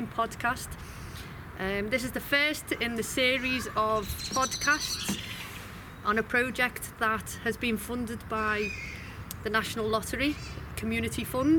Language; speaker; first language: English; native; English